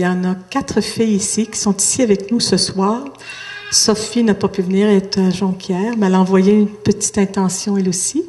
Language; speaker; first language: French; native; French